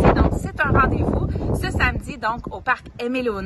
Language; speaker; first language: French; native; French